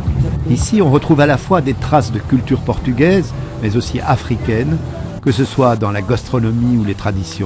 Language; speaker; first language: French; native; French